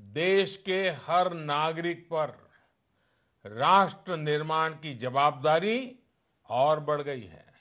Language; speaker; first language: Hindi; non-native, local second language; Gujarati